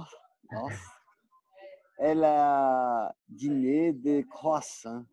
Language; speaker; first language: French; non-native, learner; Portuguese